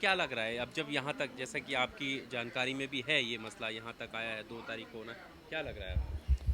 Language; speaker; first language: Hindi; native; Hindi